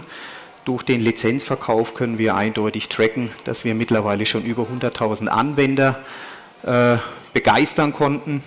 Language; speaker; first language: German; native; German